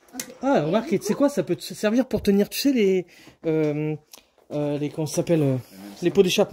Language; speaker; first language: French; native; French